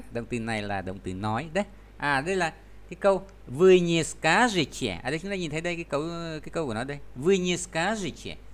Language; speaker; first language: Vietnamese; native; Vietnamese